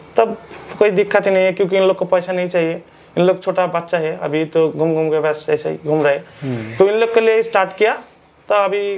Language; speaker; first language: Hindi; non-native, local second language; Bangla